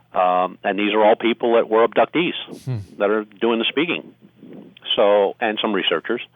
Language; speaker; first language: English; native; English